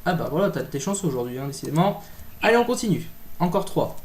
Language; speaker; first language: French; native; French